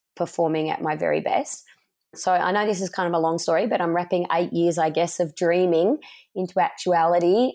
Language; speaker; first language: English; native; English